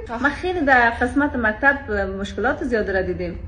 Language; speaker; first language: Persian; native; Persian